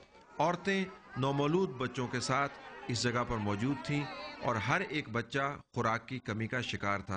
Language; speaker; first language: Urdu; native; Urdu